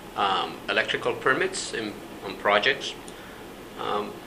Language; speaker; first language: English; non-native, fluent; Spanish